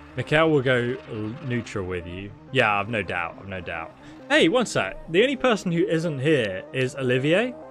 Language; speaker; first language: English; native; English